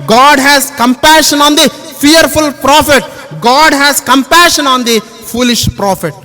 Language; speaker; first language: English; non-native, local second language; Telugu